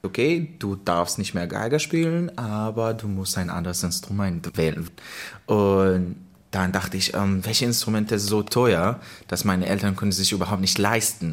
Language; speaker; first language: German; non-native, learner; Hebrew